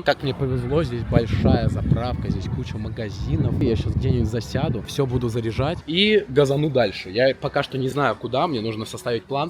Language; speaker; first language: Russian; native; Russian